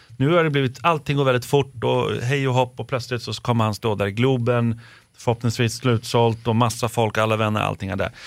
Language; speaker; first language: Swedish; native; Swedish